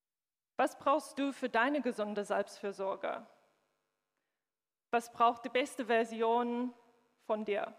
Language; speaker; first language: German; non-native, fluent; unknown